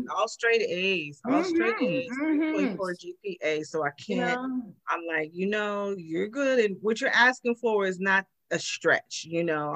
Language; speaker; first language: English; native; English